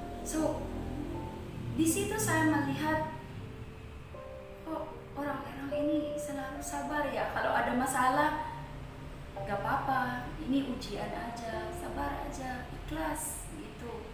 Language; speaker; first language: Indonesian; non-native, fluent; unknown